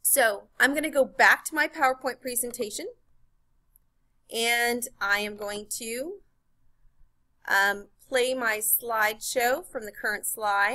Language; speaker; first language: English; native; English